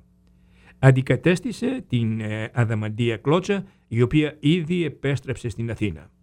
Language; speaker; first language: Greek; native; Greek